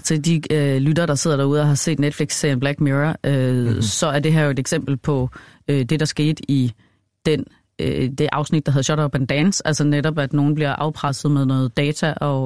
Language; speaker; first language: Danish; native; Danish